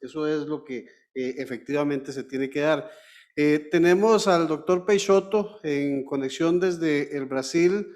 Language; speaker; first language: Spanish; native; Spanish